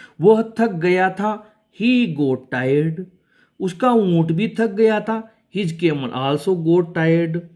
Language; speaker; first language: Hindi; native; Hindi